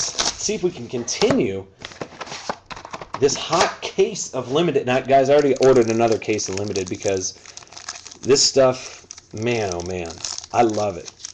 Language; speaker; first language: English; native; English